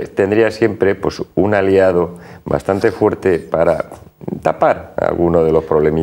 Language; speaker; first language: Spanish; native; Spanish